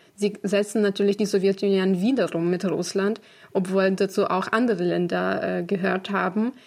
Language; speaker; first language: German; non-native, fluent; Ukrainian